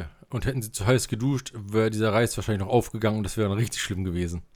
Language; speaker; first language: German; native; German